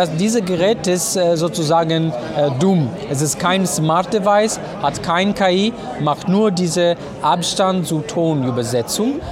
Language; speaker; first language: German; non-native, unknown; Italian